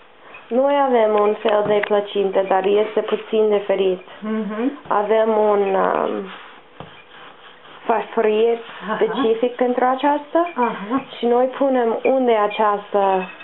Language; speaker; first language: Romanian; non-native, learner; English